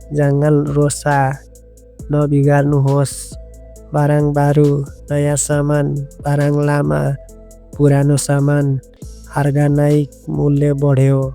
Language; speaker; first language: Nepali; native; Nepali